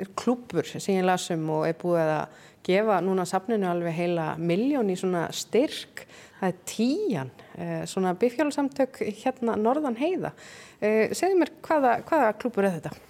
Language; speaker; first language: Icelandic; native; Icelandic